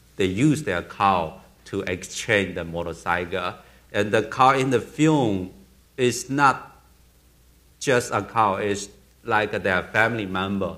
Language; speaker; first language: English; non-native, learner; Chinese